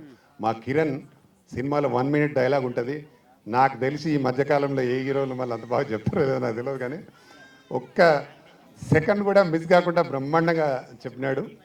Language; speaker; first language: Telugu; native; Telugu